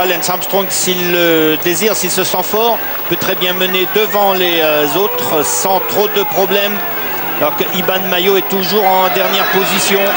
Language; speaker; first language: French; native; French